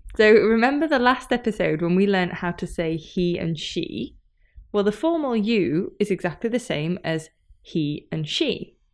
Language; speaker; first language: English; native; English